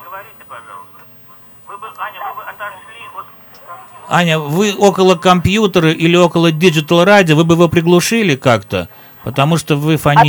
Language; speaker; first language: Russian; native; Russian